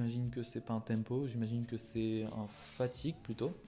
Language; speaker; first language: French; native; French